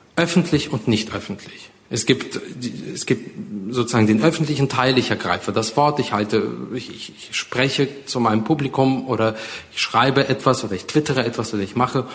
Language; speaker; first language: German; early bilingual, other home language; Russian